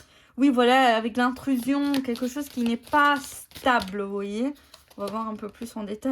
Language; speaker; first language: French; native; French